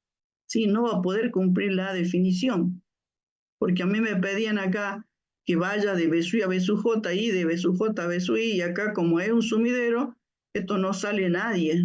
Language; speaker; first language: Spanish; native; Spanish